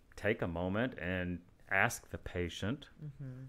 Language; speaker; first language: English; native; English